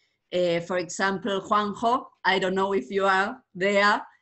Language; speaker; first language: English; non-native, learner; Spanish